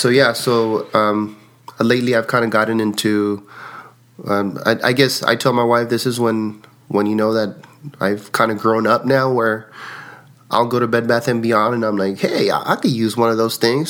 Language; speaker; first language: English; early bilingual, other home language; Spanish